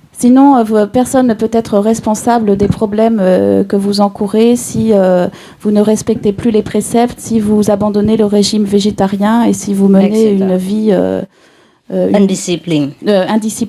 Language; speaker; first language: French; native; French